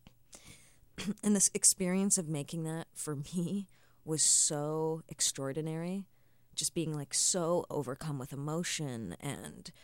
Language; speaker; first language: English; native; English